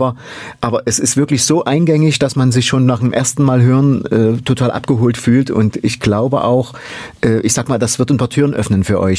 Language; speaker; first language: German; native; German